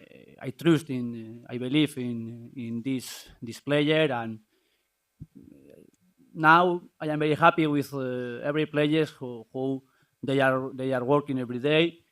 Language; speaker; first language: English; non-native, learner; Spanish